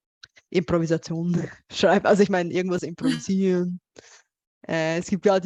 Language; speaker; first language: German; non-native, fluent; Bulgarian